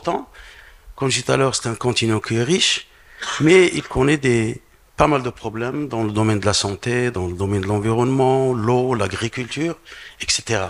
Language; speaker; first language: French; non-native, local second language; Arabic